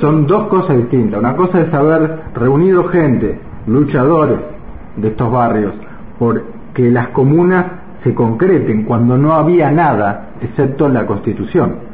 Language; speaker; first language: Spanish; native; Spanish